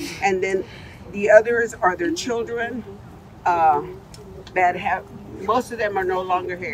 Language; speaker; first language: English; early bilingual, other home language; Spanish